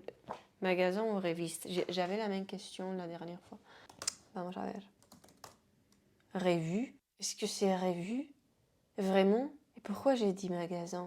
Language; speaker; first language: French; non-native, fluent; Spanish